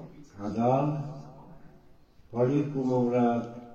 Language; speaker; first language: Czech; non-native, local second language; Romany